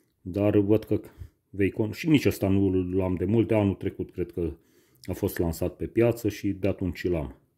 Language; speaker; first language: Romanian; non-native, local second language; Hungarian